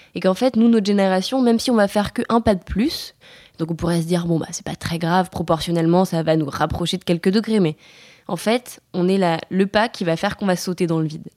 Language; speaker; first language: French; native; French